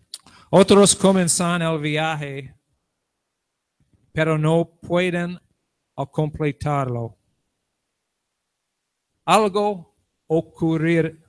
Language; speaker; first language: Spanish; non-native, learner; English